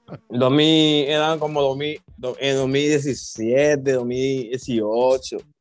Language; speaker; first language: Spanish; early bilingual, heritage; Spanish